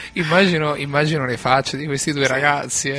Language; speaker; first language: Italian; native; Italian